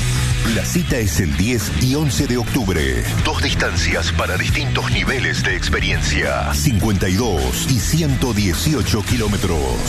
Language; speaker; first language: Spanish; native; Spanish